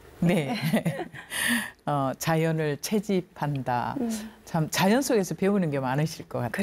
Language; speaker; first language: Korean; native; Korean